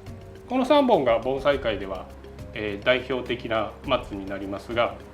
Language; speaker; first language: Japanese; native; Japanese